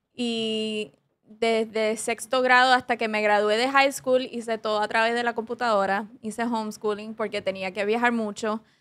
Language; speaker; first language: Spanish; early bilingual, heritage; Spanish